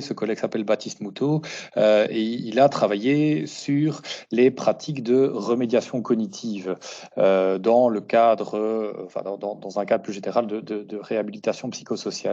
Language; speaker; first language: French; native; French